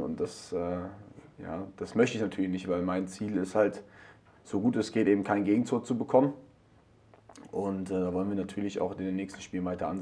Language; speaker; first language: German; native; German